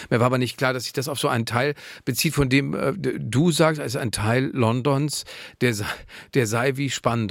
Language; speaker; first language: German; native; German